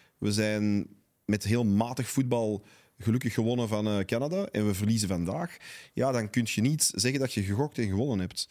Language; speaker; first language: Dutch; native; Dutch